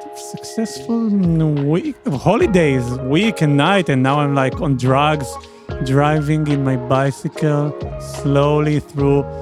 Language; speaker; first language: English; non-native, learner; Hebrew